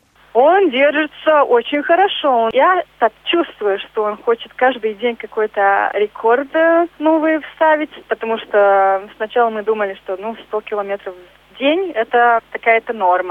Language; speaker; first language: Russian; non-native, local second language; Latvian